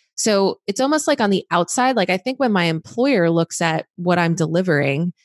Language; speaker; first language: English; native; English